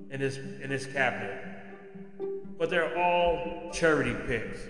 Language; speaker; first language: English; native; English